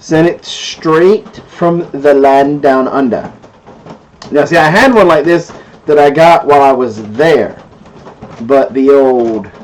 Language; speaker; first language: English; native; English